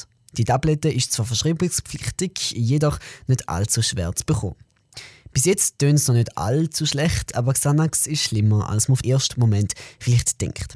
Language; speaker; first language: German; native; German